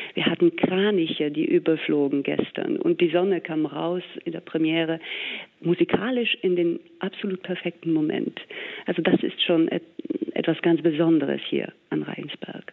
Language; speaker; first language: German; non-native, fluent; English